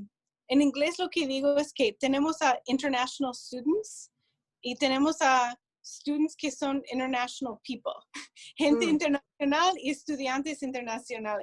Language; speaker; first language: Spanish; non-native, fluent; English